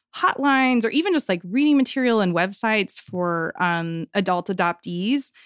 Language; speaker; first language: English; native; English